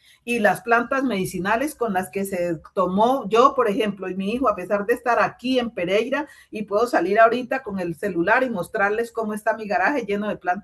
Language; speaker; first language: Spanish; native; Spanish